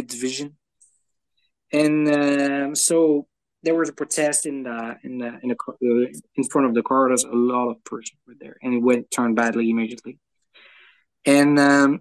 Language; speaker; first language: English; non-native, fluent; French